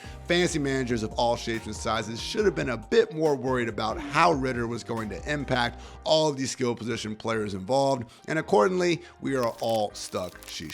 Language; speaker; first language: English; native; English